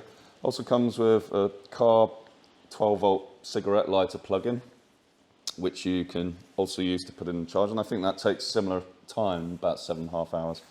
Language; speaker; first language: English; native; English